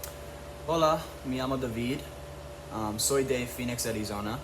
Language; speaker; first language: Spanish; non-native, learner; English